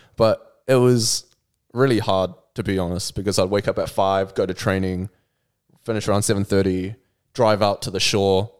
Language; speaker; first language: English; native; English